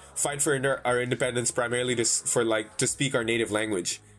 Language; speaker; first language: English; non-native, local second language; Bangla